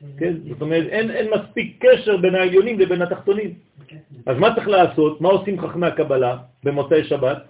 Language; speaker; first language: Hebrew; non-native, fluent; French